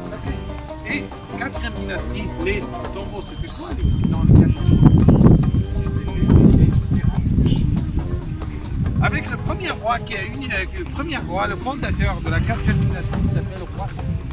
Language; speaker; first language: French; non-native, fluent; Arabic